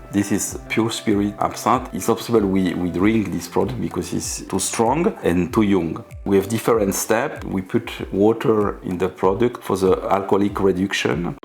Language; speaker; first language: English; non-native, learner; French